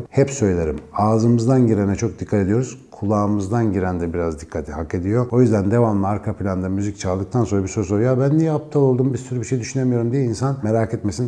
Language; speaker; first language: Turkish; native; Turkish